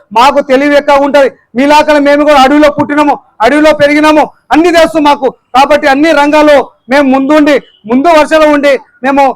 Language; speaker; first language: Telugu; non-native, local second language; Lambadi